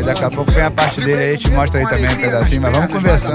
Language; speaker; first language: Portuguese; native; Portuguese